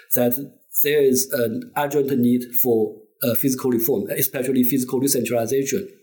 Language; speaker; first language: English; non-native, fluent; Chinese